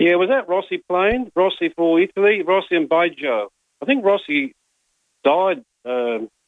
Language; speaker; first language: English; native; English